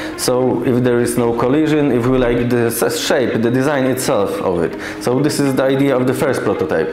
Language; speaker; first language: English; non-native, fluent; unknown